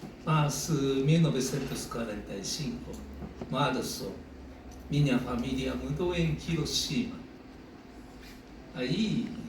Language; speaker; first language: Portuguese; non-native, learner; Japanese